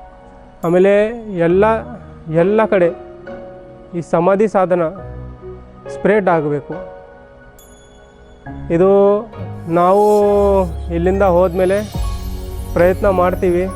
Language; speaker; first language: Kannada; non-native, local second language; Marathi